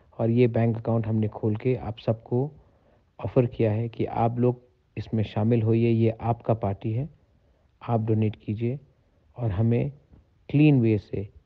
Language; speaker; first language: Hindi; non-native, local second language; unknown